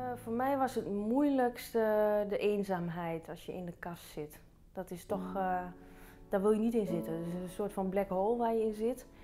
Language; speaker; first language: Dutch; early bilingual, other home language; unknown